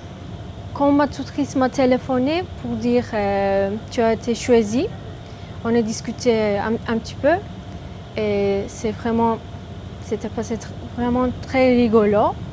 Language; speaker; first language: French; non-native, fluent; Turkish